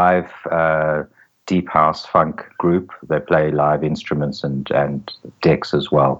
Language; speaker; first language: English; native; English